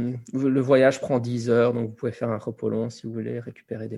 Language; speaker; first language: French; native; French